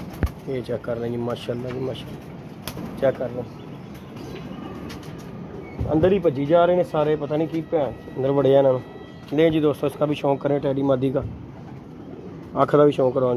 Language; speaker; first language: Hindi; non-native, local second language; Punjabi